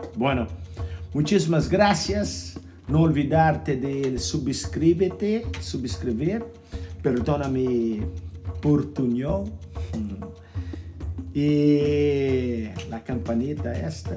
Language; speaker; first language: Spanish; non-native, learner; Portuguese